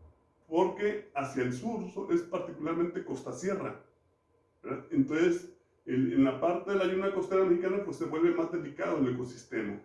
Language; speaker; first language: Spanish; native; Spanish